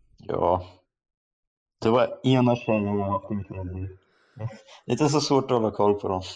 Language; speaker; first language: Swedish; non-native, fluent; German